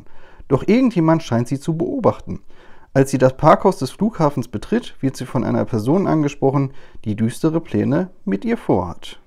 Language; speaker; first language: German; native; German